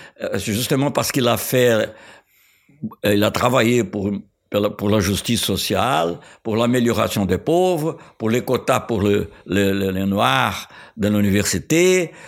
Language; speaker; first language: French; non-native, fluent; Portuguese